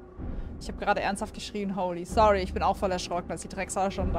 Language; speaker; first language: German; native; German